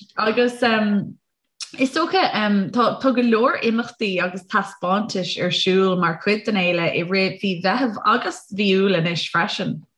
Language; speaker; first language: Irish; non-native, local second language; English